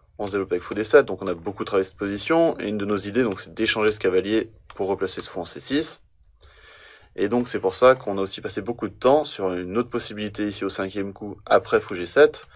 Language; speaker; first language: French; native; French